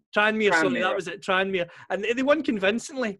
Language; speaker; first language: English; native; English